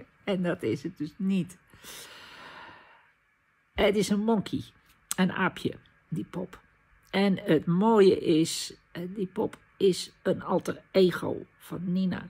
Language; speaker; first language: Dutch; native; Dutch